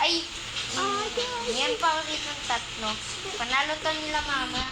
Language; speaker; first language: Filipino; native; Filipino